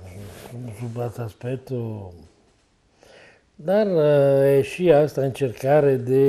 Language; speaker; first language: Romanian; non-native, learner; Italian